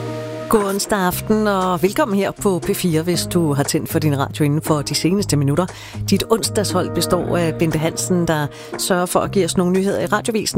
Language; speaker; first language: Danish; native; Danish